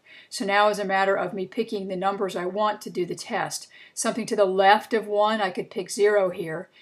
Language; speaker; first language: English; native; English